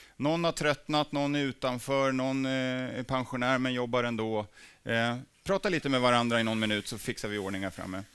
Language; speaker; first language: Swedish; native; Swedish